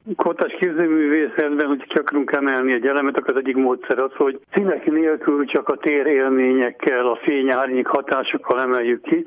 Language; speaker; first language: Hungarian; native; Hungarian